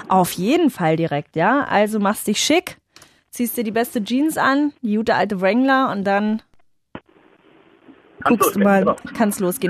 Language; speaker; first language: German; native; German